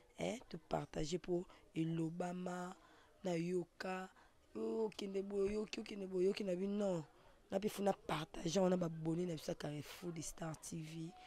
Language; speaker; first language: Lingala; non-native, local second language; Swahili